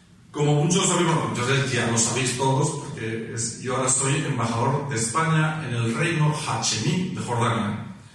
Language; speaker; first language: Spanish; native; Spanish